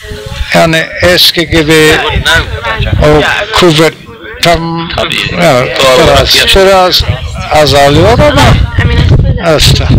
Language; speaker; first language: Turkish; non-native, learner; English